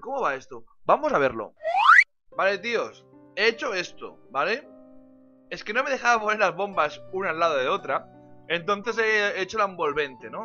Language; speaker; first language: Spanish; native; Spanish